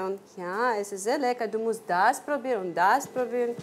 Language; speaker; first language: German; non-native, learner; Ukrainian